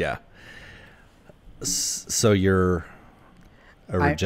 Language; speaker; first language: English; native; English